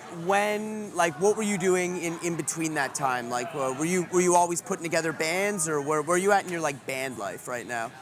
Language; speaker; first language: English; native; English